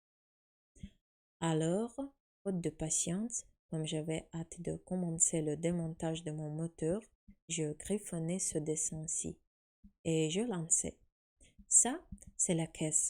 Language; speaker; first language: French; non-native, fluent; Ukrainian